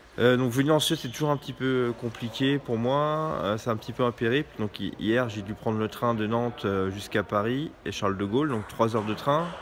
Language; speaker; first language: French; native; French